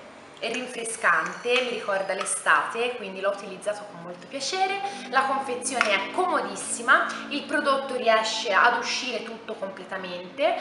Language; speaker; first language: Italian; native; Italian